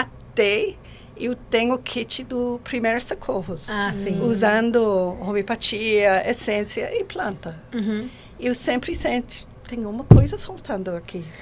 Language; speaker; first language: Portuguese; non-native, learner; English